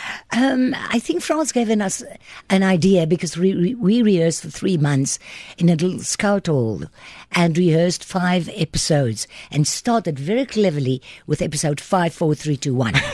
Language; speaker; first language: English; non-native, local second language; Afrikaans